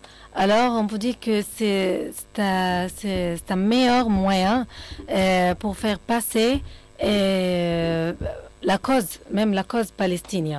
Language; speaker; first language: French; non-native, fluent; Arabic